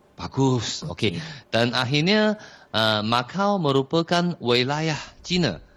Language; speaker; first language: Malay; non-native, fluent; Chinese